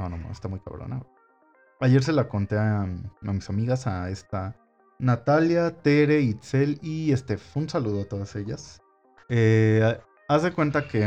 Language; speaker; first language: Spanish; native; Spanish